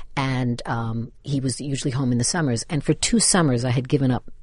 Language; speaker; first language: English; native; English